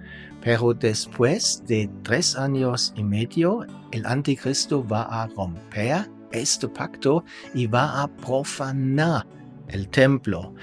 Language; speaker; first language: Spanish; non-native, fluent; German